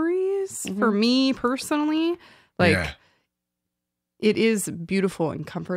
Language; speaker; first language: English; native; English